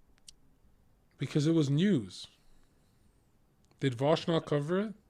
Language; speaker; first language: English; native; English